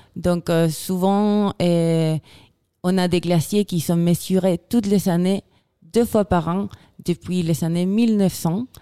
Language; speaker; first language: French; non-native, fluent; Spanish